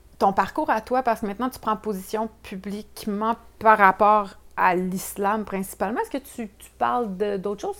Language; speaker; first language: French; native; French